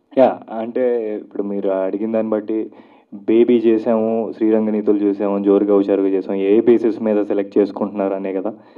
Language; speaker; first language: Telugu; native; Telugu